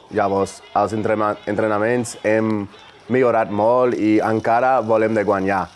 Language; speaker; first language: Catalan; non-native, learner; English